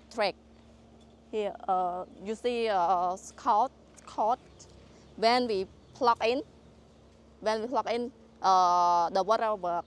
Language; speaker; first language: English; non-native, learner; Khmer